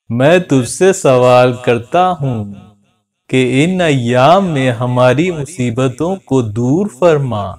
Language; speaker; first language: Urdu; native; Urdu